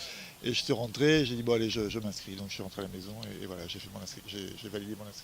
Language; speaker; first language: French; native; French